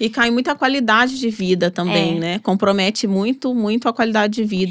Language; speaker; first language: Portuguese; native; Portuguese